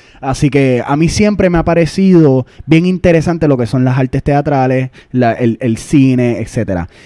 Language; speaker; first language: Spanish; native; Spanish